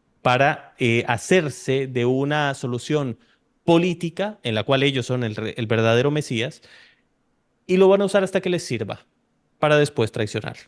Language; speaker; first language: Spanish; native; Spanish